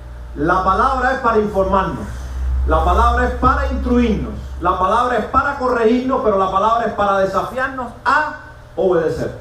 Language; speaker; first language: Spanish; native; Spanish